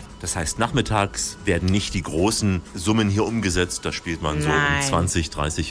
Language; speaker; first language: German; native; German